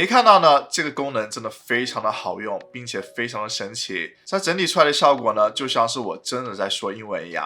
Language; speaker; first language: Chinese; native; Chinese